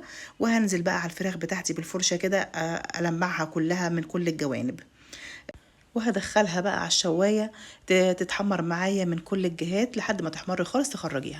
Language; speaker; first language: Arabic; native; Arabic